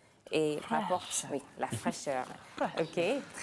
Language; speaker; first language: French; non-native, fluent; English